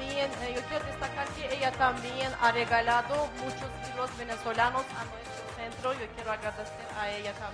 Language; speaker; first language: Spanish; non-native, fluent; Azerbaijani